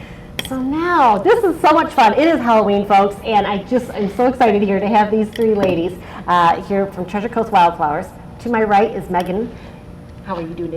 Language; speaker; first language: English; native; English